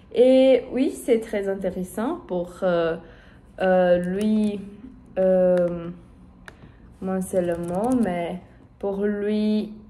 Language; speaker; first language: French; non-native, learner; Portuguese